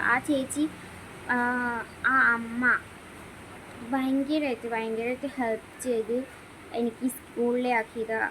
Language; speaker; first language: Malayalam; non-native, local second language; Bangla